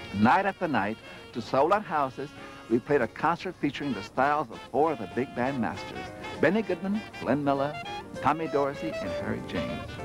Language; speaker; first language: English; native; English